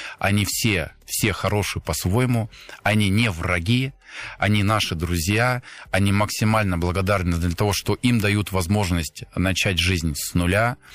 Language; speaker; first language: Russian; non-native, fluent; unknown